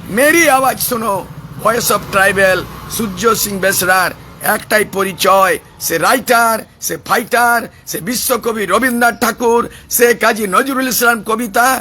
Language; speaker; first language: Bangla; non-native, local second language; Santali